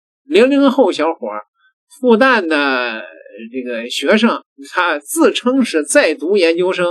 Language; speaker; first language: Chinese; native; Chinese